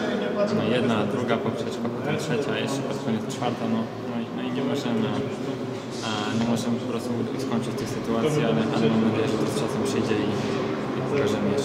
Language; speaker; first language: Polish; native; Polish